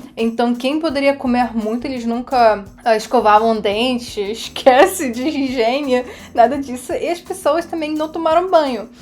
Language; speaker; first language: Portuguese; non-native, fluent; Russian